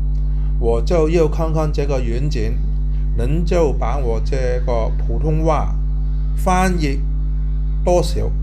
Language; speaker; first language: Chinese; non-native, local second language; Cantonese